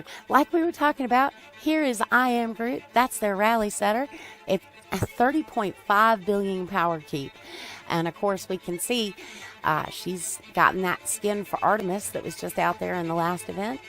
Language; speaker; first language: English; native; English